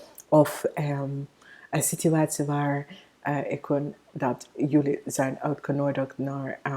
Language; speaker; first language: Dutch; non-native, fluent; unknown